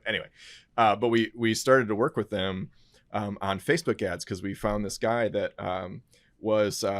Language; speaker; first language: English; native; English